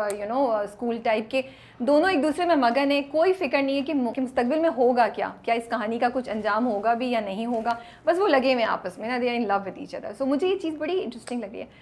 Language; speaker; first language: Urdu; native; Urdu